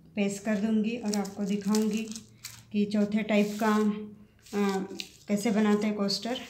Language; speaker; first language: Hindi; non-native, local second language; Marathi